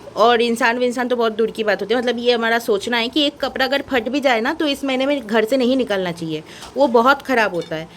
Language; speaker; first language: Hindi; non-native, local second language; Bangla